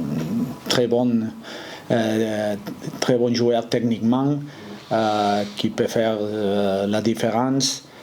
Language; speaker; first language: French; non-native, fluent; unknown